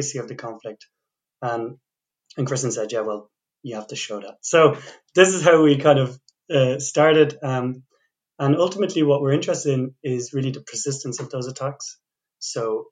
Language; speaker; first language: English; native; English